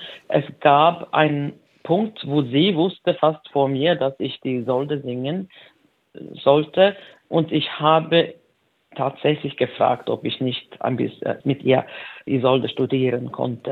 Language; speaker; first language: German; non-native, fluent; Swedish